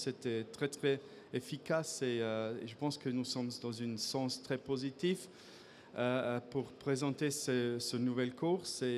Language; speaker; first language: French; non-native, fluent; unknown